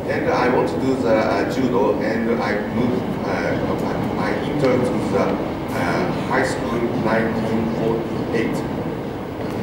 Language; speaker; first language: English; non-native, learner; Japanese